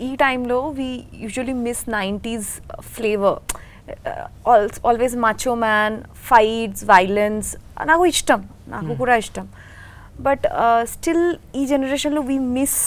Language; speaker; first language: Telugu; non-native, learner; Bangla